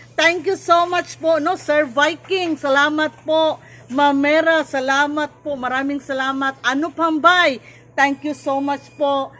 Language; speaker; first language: Filipino; non-native, local second language; Cebuano